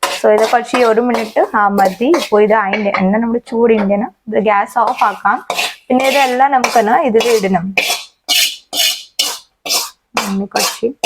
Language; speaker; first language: Malayalam; non-native, learner; Kannada